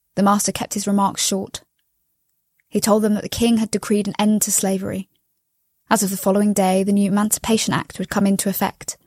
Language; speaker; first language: English; native; English